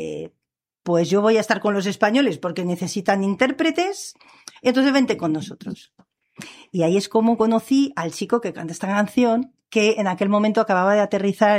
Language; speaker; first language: Spanish; non-native, fluent; French